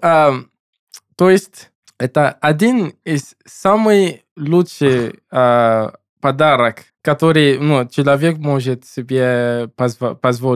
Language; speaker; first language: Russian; non-native, learner; English